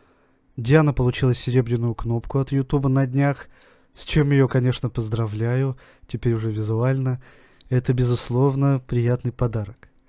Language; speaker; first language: Russian; native; Russian